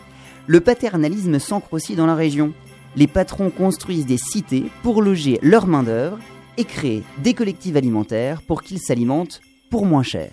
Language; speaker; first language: French; native; French